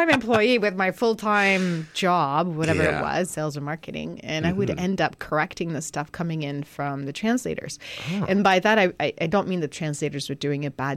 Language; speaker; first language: English; non-native, fluent; French